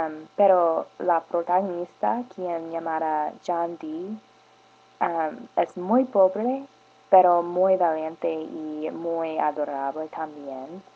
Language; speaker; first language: Spanish; non-native, learner; English